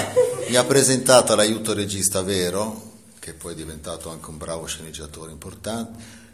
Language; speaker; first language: Italian; native; Italian